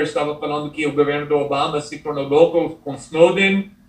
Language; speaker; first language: Portuguese; non-native, fluent; English